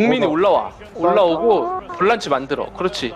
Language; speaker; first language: Korean; native; Korean